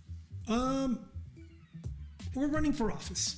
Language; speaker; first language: English; native; English